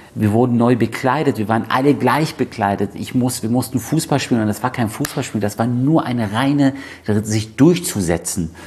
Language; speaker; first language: German; early bilingual, other home language; Persian